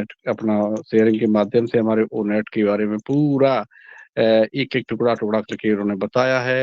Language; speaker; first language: Hindi; native; Hindi